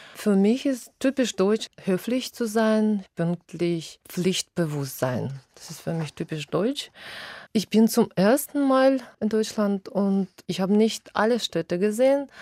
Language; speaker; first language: German; non-native, fluent; Russian